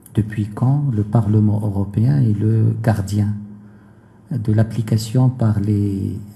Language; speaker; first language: French; non-native, local second language; Arabic